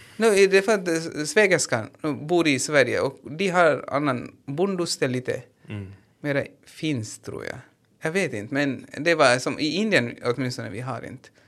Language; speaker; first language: Swedish; non-native, fluent; Hindi